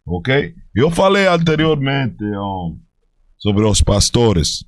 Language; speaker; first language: Portuguese; non-native, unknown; Spanish